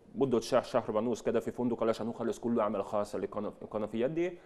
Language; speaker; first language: Arabic; non-native, fluent; Hungarian